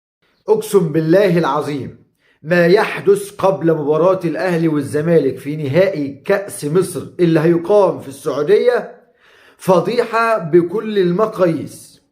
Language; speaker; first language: Arabic; native; Arabic